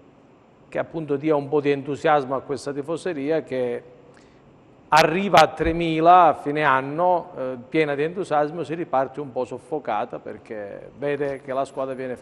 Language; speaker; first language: Italian; native; Italian